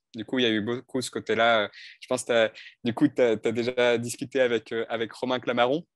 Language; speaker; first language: French; native; French